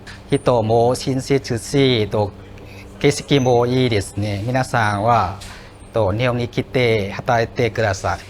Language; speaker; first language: Japanese; non-native, learner; Vietnamese